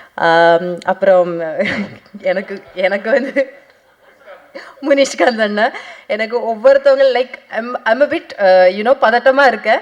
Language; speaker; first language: Tamil; non-native, fluent; Malayalam